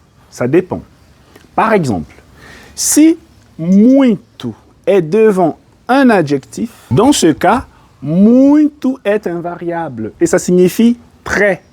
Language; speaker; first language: French; non-native, fluent; Portuguese